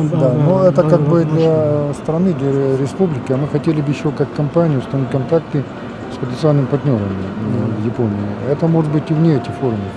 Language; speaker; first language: Russian; native; Russian